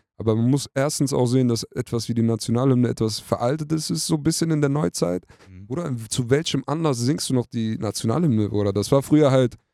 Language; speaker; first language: German; early bilingual, other home language; Turkish